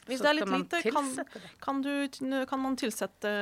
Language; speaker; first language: Norwegian; non-native, fluent; Ukrainian